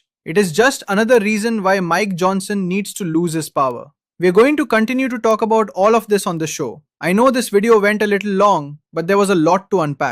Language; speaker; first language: English; native; English